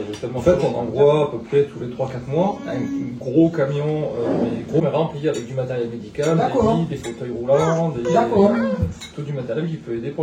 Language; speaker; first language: French; native; French